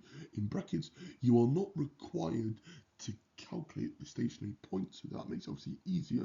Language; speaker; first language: English; native; English